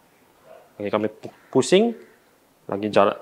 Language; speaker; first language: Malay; non-native, local second language; Chinese